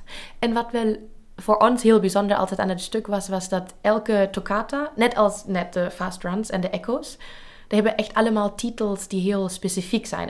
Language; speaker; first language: Dutch; native; Dutch